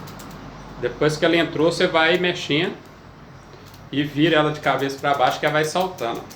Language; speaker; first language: Portuguese; native; Portuguese